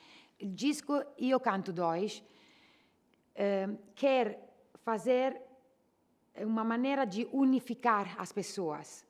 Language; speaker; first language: Portuguese; non-native, fluent; Italian